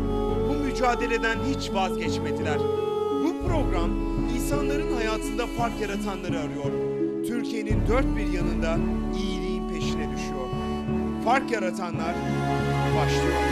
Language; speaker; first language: Turkish; native; Turkish